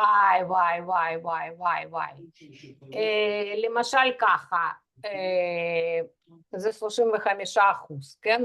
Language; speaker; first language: Hebrew; non-native, fluent; Russian